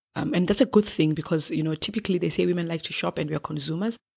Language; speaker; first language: English; non-native, local second language; Shona